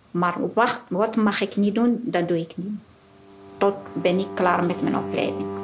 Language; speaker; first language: Dutch; non-native, learner; Arabic